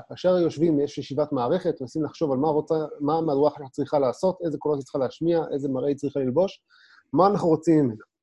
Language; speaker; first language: Hebrew; native; Hebrew